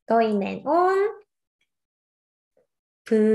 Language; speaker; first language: Finnish; non-native, fluent; Korean